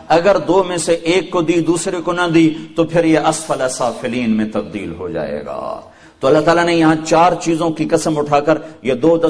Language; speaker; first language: Urdu; non-native, local second language; Punjabi